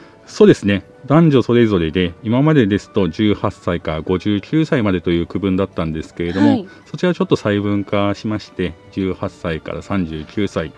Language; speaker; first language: Japanese; native; Japanese